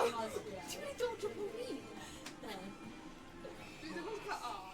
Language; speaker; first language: Welsh; non-native, local second language; English